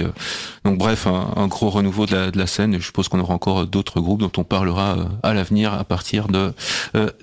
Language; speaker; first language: French; native; French